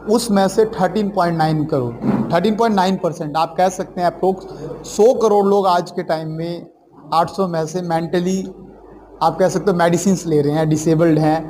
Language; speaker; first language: Hindi; native; Hindi